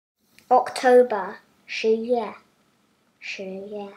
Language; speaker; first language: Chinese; early bilingual, heritage; Chinese